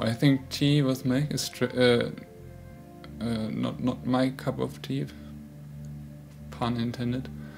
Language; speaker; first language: English; non-native, fluent; German